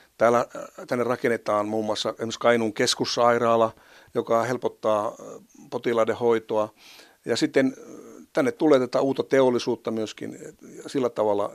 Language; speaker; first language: Finnish; native; Finnish